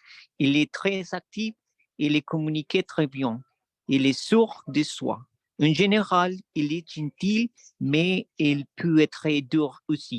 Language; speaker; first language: French; non-native, learner; Spanish